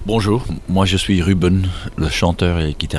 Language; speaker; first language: French; non-native, learner; Dutch